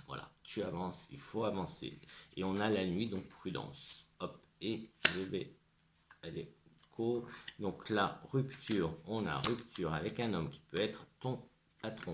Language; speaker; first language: French; native; French